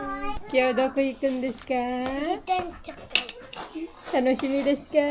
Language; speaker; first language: Japanese; non-native, fluent; Filipino